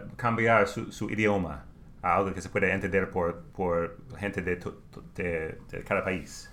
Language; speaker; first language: Spanish; non-native, learner; English